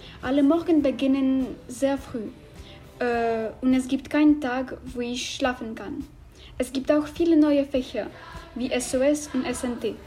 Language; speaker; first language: German; non-native, learner; French